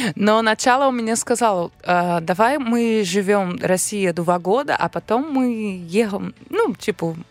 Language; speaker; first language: Russian; non-native, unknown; Portuguese